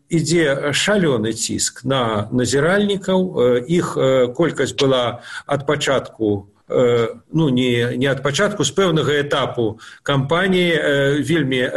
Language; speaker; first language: Belarusian; non-native, local second language; Russian